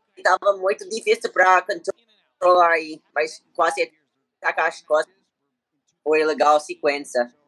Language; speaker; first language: Portuguese; non-native, learner; English